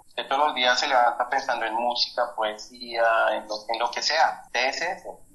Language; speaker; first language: Spanish; native; Spanish